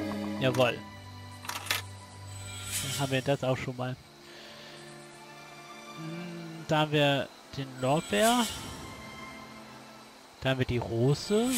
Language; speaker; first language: German; native; German